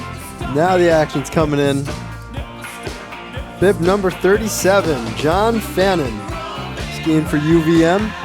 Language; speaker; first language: English; native; English